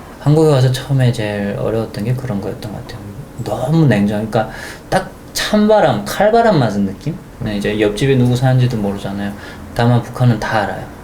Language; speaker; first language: Korean; native; Korean